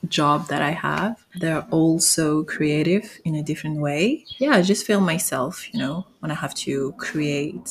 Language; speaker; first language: English; non-native, fluent; French